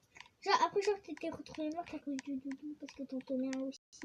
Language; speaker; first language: French; native; French